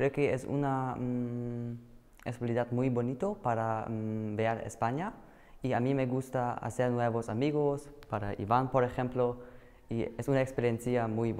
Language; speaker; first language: Spanish; non-native, learner; German